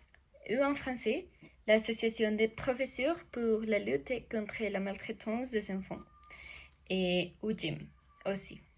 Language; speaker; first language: French; non-native, learner; Spanish